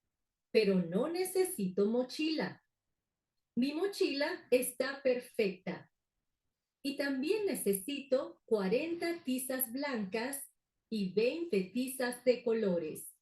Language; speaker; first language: Spanish; non-native, learner; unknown